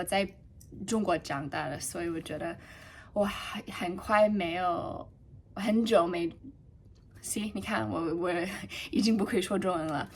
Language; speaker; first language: Chinese; early bilingual, heritage; English